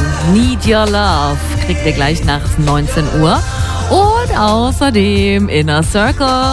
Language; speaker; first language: German; native; German